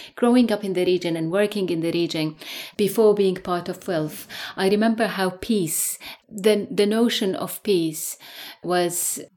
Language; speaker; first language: English; non-native, fluent; Arabic